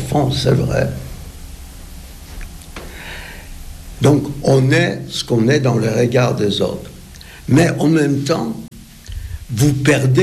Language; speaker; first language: French; non-native, fluent; Polish